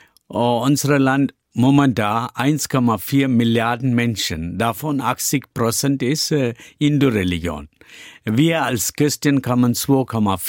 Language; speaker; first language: German; non-native, learner; Tamil